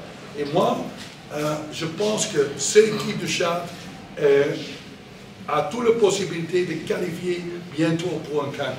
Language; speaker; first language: French; non-native, learner; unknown